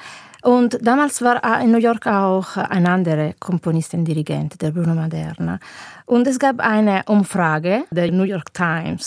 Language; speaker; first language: German; non-native, fluent; Italian